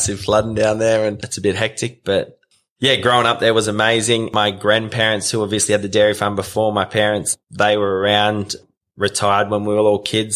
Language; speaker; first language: English; native; English